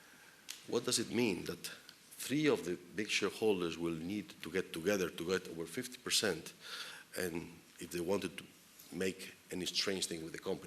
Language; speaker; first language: English; non-native, fluent; Spanish